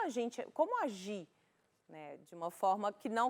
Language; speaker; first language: Portuguese; native; Portuguese